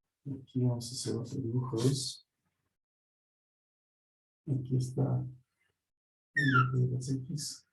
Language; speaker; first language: Spanish; native; Spanish